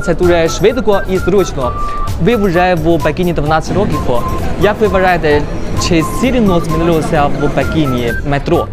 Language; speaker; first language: Ukrainian; non-native, learner; Chinese